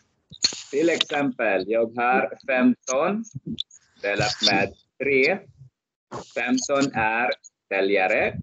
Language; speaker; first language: Swedish; non-native, fluent; Arabic